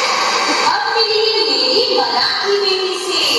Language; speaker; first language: Hindi; native; Hindi